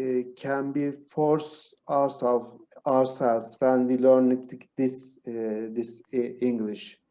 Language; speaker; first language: English; non-native, learner; Turkish